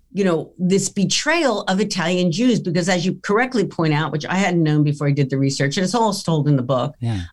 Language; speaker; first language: English; early bilingual, other home language; Italian